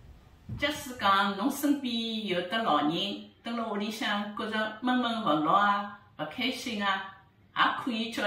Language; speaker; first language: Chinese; non-native, local second language; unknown